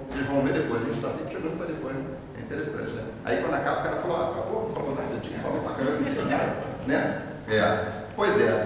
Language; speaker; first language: Portuguese; native; Portuguese